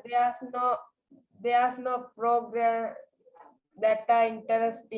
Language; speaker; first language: English; non-native, learner; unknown